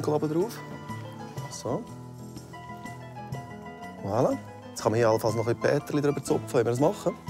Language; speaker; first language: German; native; German